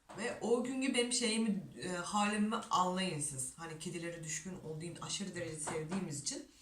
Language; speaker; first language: Turkish; non-native, fluent; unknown